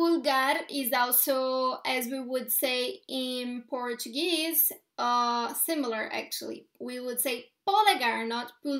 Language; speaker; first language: English; non-native, fluent; Portuguese